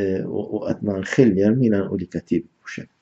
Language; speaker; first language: Swedish; non-native, fluent; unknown